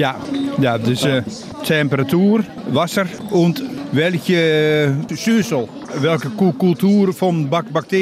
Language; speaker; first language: German; non-native, learner; Dutch